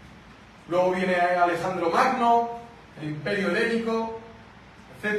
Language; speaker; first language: Spanish; native; Spanish